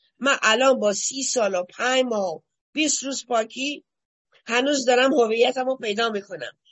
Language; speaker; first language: Persian; early bilingual, heritage; Persian